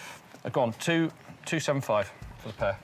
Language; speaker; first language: English; native; English